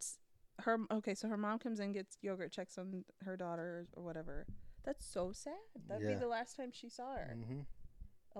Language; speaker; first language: English; native; English